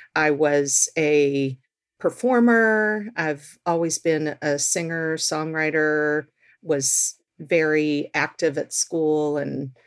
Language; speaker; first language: English; native; English